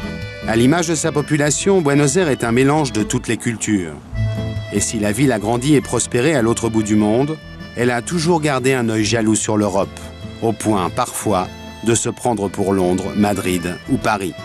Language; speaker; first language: French; native; French